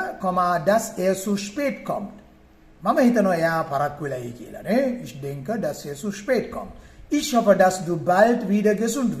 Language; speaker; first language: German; non-native, fluent; Sinhala